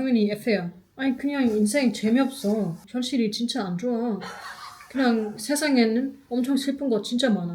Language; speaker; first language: Korean; non-native, fluent; German